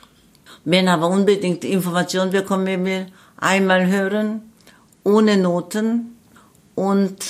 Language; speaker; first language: German; non-native, learner; Korean